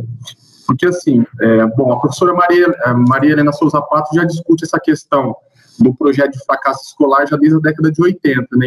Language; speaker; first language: Portuguese; native; Portuguese